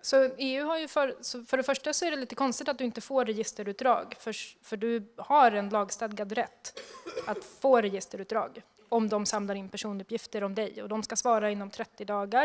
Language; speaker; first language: Swedish; native; Swedish